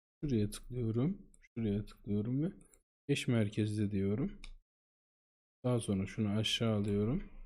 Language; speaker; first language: Turkish; native; Turkish